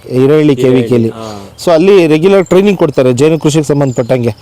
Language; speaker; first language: Kannada; native; Kannada